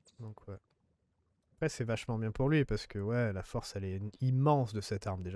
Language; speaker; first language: French; native; French